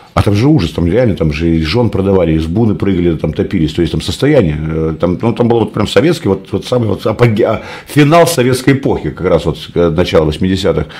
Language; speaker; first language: Russian; native; Russian